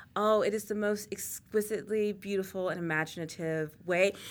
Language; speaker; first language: English; native; English